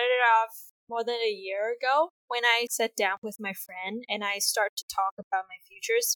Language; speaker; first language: English; non-native, fluent; Vietnamese